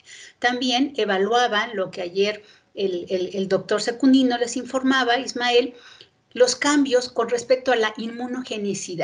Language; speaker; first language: Spanish; native; Spanish